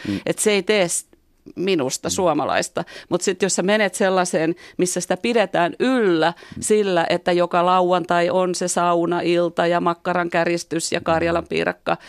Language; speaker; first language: Finnish; native; Finnish